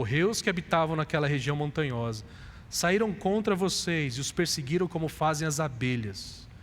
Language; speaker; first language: Portuguese; native; Portuguese